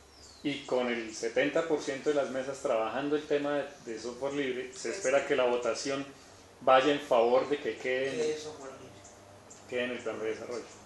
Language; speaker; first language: Spanish; native; Spanish